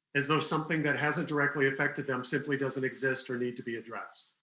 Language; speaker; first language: English; native; English